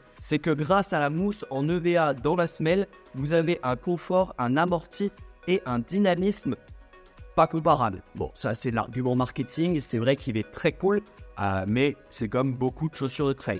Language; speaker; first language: French; native; French